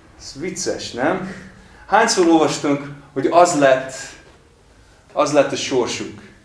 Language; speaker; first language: Hungarian; non-native, fluent; English